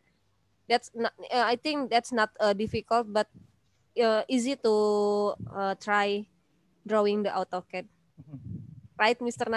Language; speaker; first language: English; non-native, learner; Indonesian